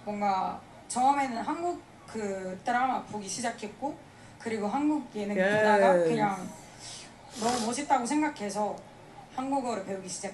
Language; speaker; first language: Korean; non-native, fluent; English